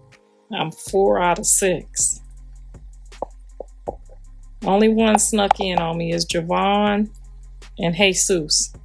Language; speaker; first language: English; native; English